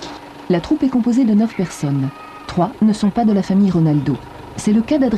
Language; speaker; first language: French; native; French